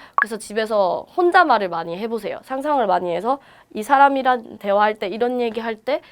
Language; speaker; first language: Korean; non-native, fluent; Burmese